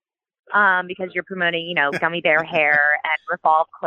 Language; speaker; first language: English; native; English